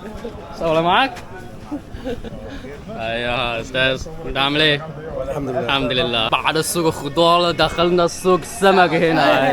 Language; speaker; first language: Arabic; non-native, fluent; Chinese